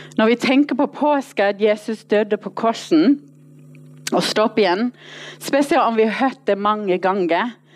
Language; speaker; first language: Norwegian; non-native, fluent; English